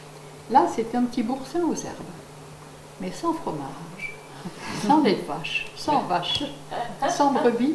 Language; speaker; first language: French; native; French